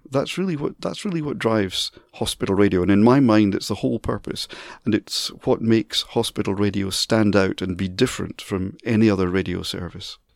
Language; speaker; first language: English; native; English